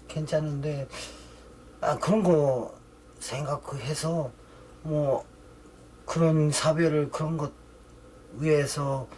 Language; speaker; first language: Korean; early bilingual, heritage; Korean